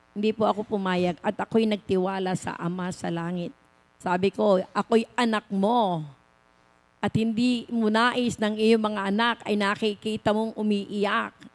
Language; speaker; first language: Filipino; native; Filipino